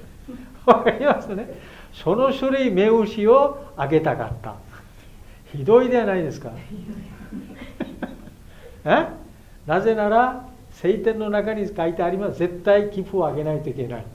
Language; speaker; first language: Japanese; non-native, fluent; Bangla